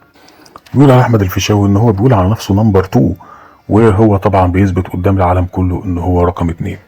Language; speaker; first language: Arabic; native; Arabic